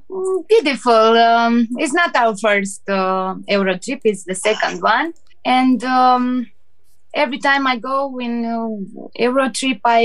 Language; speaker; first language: English; non-native, learner; Romanian